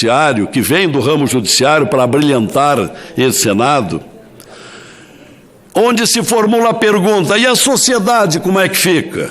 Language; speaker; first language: Portuguese; native; Portuguese